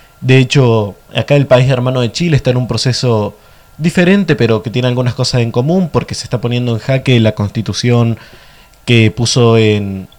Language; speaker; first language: Spanish; native; Spanish